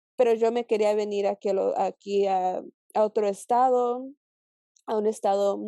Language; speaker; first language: Spanish; early bilingual, heritage; Spanish